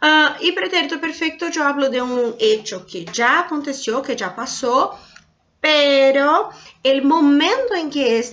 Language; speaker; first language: Spanish; non-native, fluent; Portuguese